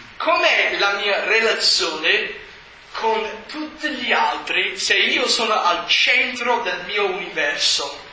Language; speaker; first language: Italian; non-native, fluent; English